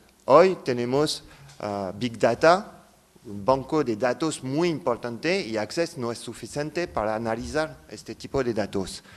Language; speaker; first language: Spanish; non-native, fluent; French